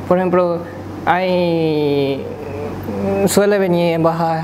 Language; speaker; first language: Spanish; non-native, local second language; Japanese